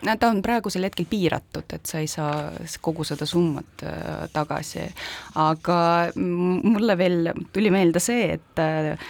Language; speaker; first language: Estonian; non-native, local second language; Russian